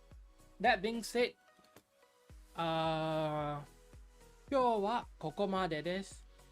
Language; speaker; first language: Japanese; non-native, learner; English